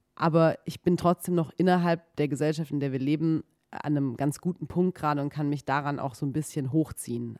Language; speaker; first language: German; native; German